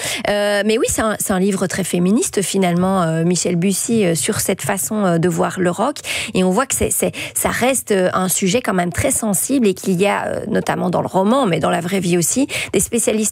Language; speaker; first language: French; native; French